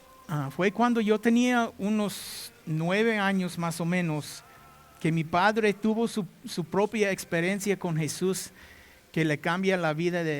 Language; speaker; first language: Spanish; non-native, learner; English